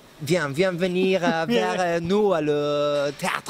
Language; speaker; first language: French; non-native, learner; Spanish